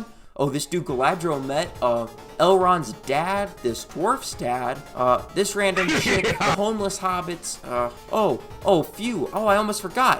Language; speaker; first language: English; native; English